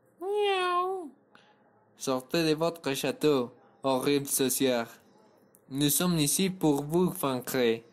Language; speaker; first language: French; non-native, learner; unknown